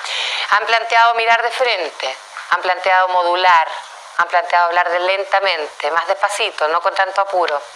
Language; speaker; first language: Spanish; native; Spanish